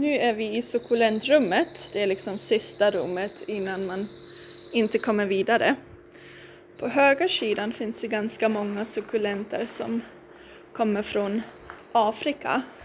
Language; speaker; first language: Swedish; non-native, fluent; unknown